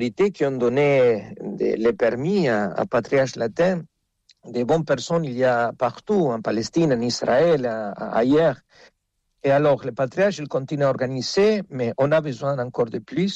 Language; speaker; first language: French; non-native, fluent; Spanish